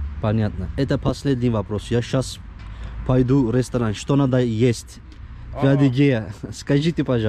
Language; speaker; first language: Russian; non-native, learner; Turkish